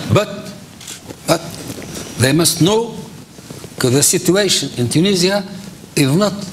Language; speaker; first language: English; non-native, learner; Arabic